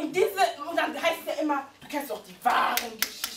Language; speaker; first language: German; early bilingual, heritage; Lingala